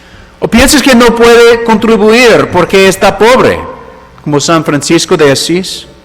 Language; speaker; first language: Spanish; non-native, fluent; English